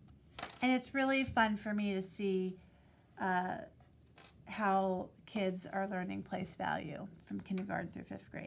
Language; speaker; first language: English; native; English